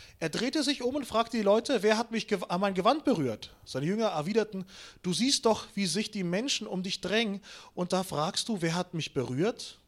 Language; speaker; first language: German; early bilingual, other home language; Russian